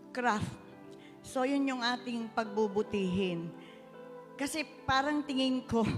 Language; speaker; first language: Filipino; native; Filipino